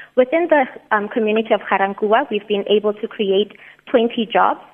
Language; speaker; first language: English; non-native, local second language; Tswana